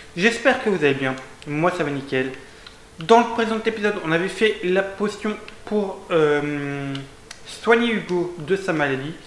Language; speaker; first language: French; native; French